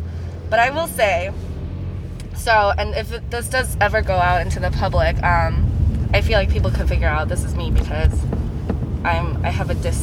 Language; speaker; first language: English; native; English